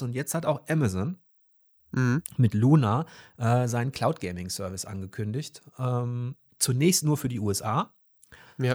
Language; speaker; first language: German; native; German